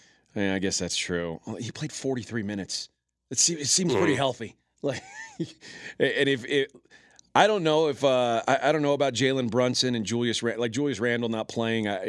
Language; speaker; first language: English; native; English